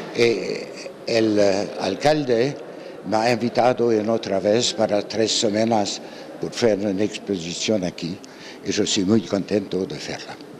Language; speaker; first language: Spanish; non-native, learner; Hungarian